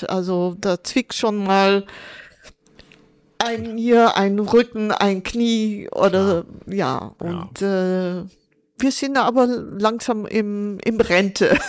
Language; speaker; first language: German; non-native, fluent; Portuguese